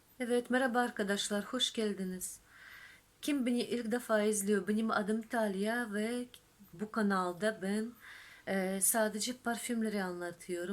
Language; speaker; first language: Turkish; non-native, fluent; Russian